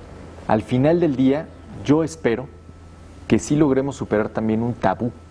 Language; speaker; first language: Spanish; native; Spanish